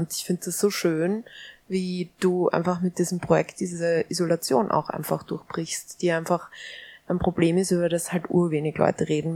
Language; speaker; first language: German; native; German